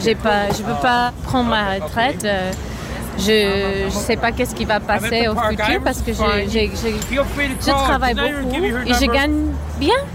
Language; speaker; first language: French; non-native, fluent; English